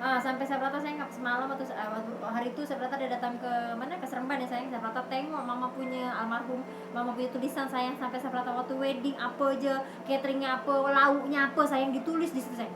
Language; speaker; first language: Malay; non-native, local second language; Javanese